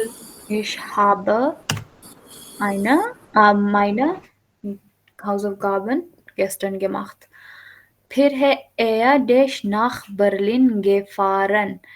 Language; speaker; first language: German; non-native, fluent; Urdu